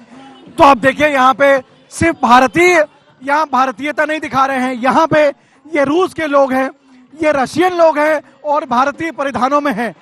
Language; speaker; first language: Hindi; native; Hindi